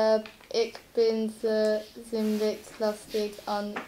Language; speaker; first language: German; non-native, learner; English